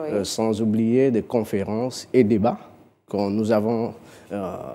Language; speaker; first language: French; non-native, local second language; Fang